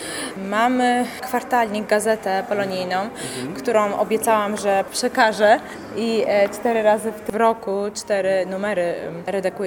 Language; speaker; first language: Polish; non-native, fluent; Armenian